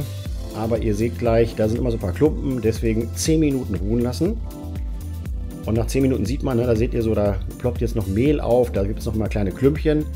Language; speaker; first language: German; native; German